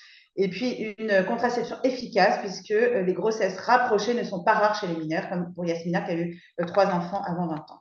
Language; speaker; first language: French; native; French